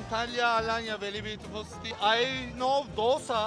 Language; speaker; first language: English; non-native, learner; Turkish